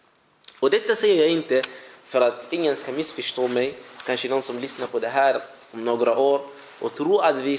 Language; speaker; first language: Swedish; non-native, fluent; Arabic